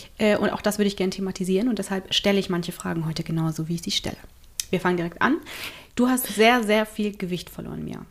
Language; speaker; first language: German; native; German